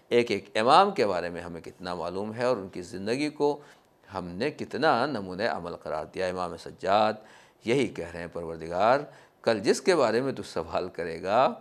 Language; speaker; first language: Hindi; native; Hindi